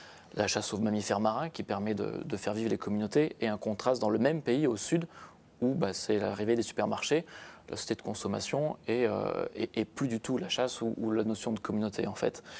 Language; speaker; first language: French; native; French